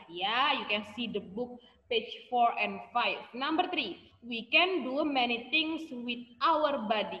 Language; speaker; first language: English; non-native, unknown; Indonesian